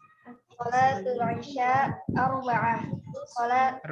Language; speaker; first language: Arabic; non-native, learner; Indonesian